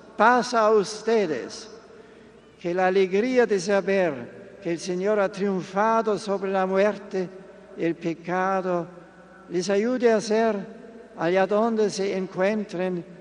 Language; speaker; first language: Spanish; non-native, fluent; German